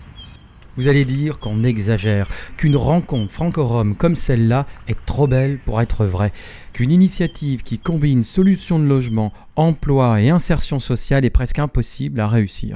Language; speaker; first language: French; native; French